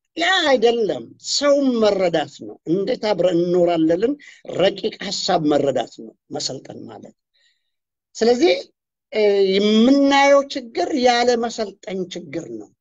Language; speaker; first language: Amharic; non-native, local second language; Oromo